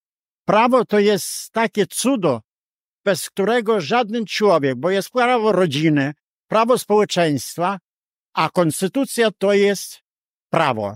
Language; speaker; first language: Polish; early bilingual, heritage; Polish